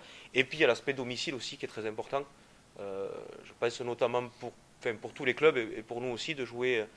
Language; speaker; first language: French; native; French